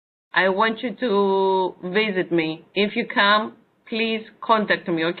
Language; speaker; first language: English; non-native, learner; Greek